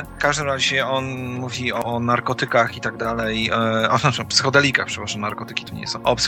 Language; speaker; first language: Polish; native; Polish